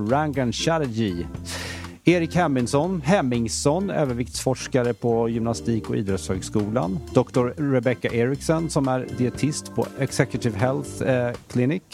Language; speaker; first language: Swedish; native; Swedish